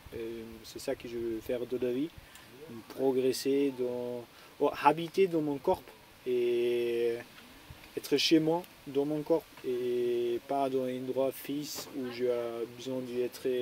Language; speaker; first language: French; non-native, learner; German